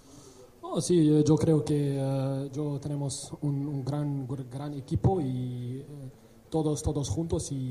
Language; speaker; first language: Spanish; non-native, learner; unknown